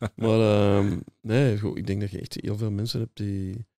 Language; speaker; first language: Dutch; native; Dutch